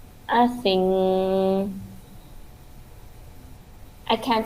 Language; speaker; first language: English; non-native, learner; Vietnamese